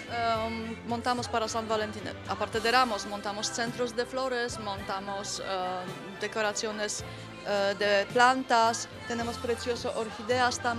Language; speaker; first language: Spanish; non-native, learner; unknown